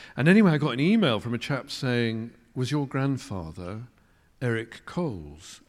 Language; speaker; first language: English; native; English